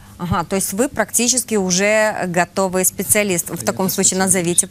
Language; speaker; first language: Russian; native; Russian